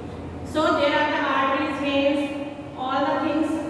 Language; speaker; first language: English; non-native, local second language; Hindi